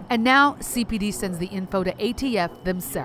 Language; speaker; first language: English; native; English